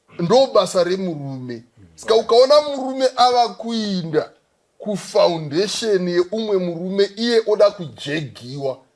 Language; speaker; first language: Shona; native; Shona